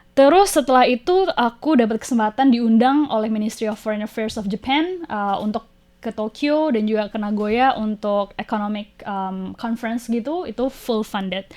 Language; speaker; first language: Indonesian; native; Indonesian